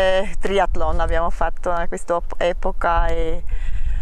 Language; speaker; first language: Italian; non-native, fluent; German